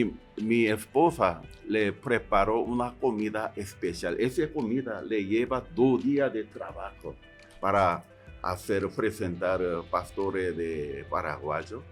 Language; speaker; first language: Spanish; non-native, learner; Korean